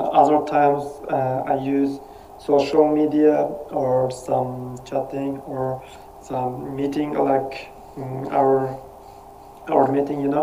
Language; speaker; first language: English; non-native, learner; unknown